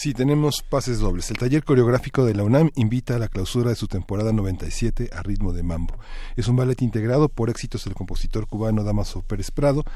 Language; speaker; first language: Spanish; native; Spanish